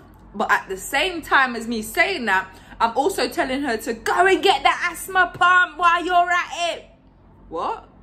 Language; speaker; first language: English; native; English